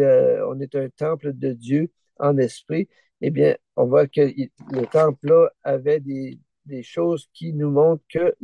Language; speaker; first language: French; native; French